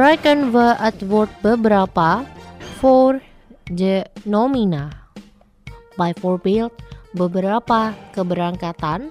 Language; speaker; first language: Dutch; non-native, fluent; Indonesian